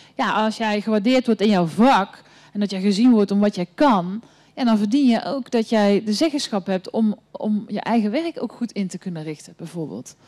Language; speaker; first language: Dutch; native; Dutch